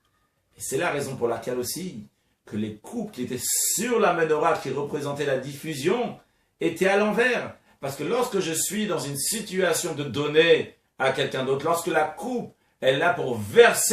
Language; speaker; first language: French; native; French